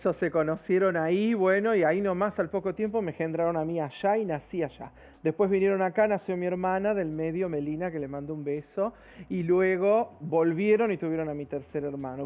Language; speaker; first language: Spanish; early bilingual, other home language; Portuguese